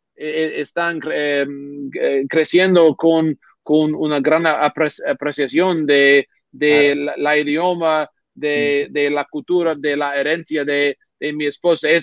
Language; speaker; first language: Spanish; non-native, learner; English